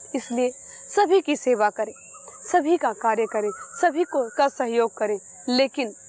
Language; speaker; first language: Hindi; native; Hindi